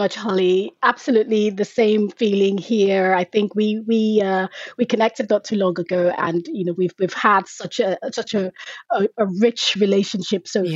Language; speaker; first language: English; non-native, local second language; Yoruba